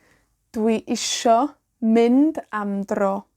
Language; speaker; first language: Welsh; non-native, fluent; Spanish